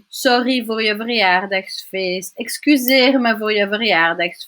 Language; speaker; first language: Dutch; non-native, local second language; French